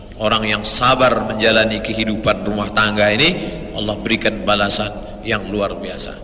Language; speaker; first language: Indonesian; native; Indonesian